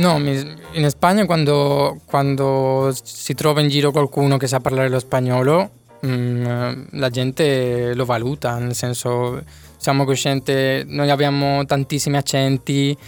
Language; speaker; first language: Italian; non-native, fluent; Spanish